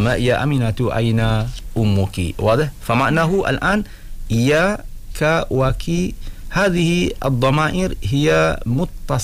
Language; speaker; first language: Arabic; non-native, fluent; Malay